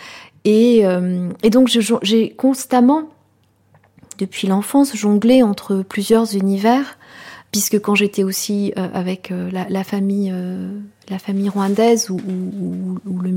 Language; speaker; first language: French; non-native, local second language; Kinyarwanda